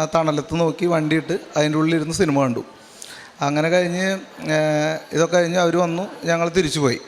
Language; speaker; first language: Malayalam; native; Malayalam